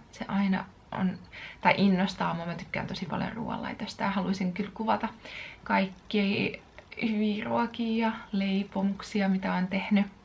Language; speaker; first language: Finnish; early bilingual, other home language; Chinese